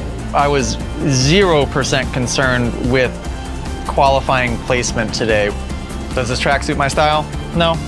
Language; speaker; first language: English; native; English